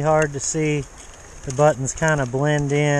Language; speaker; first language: English; native; English